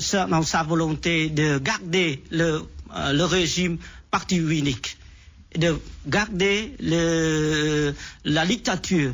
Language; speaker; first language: French; non-native, fluent; Vietnamese